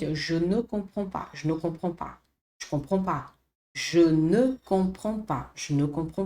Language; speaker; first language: French; non-native, fluent; Portuguese